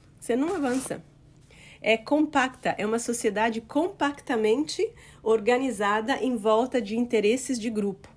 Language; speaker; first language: Portuguese; non-native, fluent; Italian